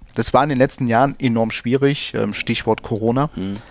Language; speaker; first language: German; native; German